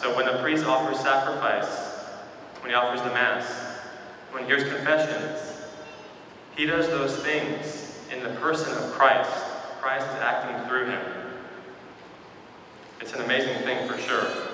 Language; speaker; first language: English; native; English